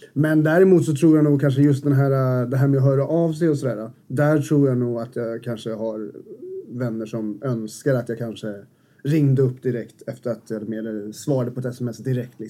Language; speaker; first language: Swedish; native; Swedish